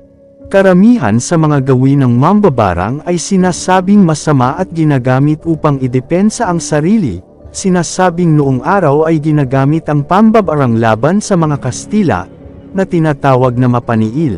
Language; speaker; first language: Filipino; native; Filipino